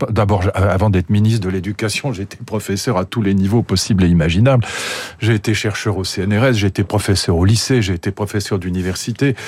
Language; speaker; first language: French; native; French